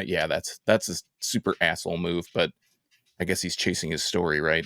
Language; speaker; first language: English; native; English